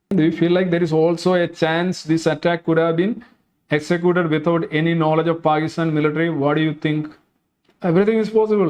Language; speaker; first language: English; non-native, local second language; Malayalam